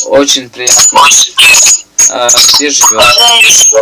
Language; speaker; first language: Russian; non-native, local second language; Tajik